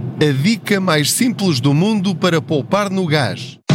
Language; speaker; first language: Portuguese; native; Portuguese